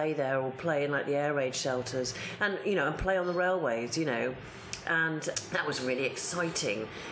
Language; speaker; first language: English; native; English